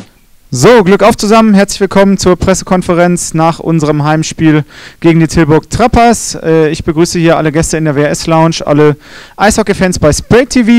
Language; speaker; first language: German; native; German